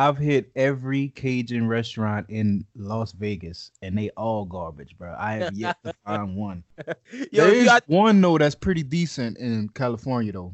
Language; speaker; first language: English; native; English